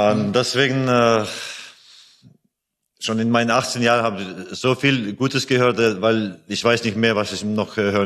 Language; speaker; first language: German; non-native, fluent; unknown